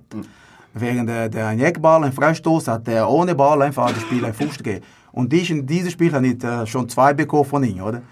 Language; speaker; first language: German; non-native, fluent; Portuguese